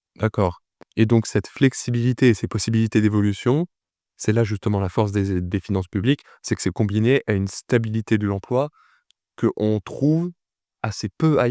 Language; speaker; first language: French; native; French